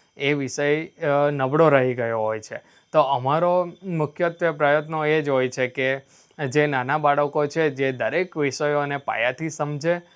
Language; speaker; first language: Gujarati; non-native, local second language; Gamit